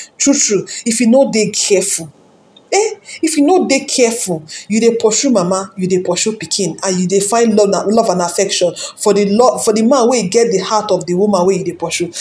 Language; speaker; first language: Nigerian Pidgin; non-native, local second language; Yoruba